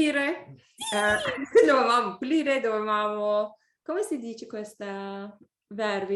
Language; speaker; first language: Italian; non-native, learner; English